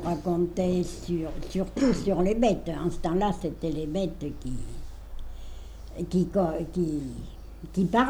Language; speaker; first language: French; native; French